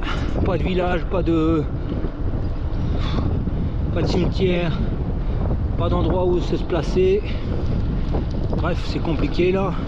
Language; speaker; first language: French; native; French